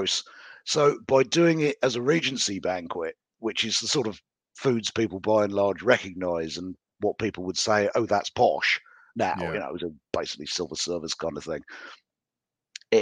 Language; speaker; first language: English; native; English